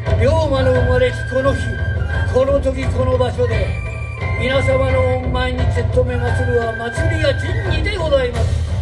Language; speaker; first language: Japanese; native; Japanese